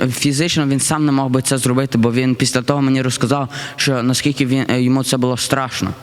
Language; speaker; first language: Ukrainian; early bilingual, heritage; Ukrainian